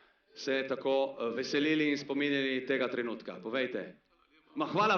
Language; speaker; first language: Slovenian; native; Slovenian